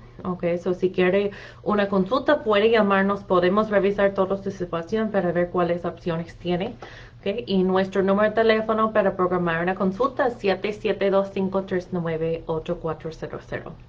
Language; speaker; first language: Spanish; non-native, fluent; English